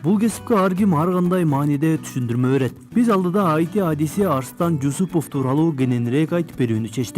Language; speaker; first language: Kyrgyz; native; Kyrgyz